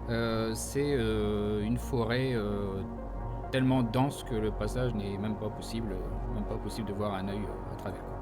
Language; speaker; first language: French; native; French